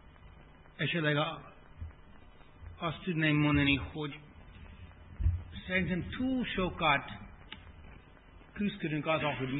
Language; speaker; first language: Hungarian; non-native, fluent; English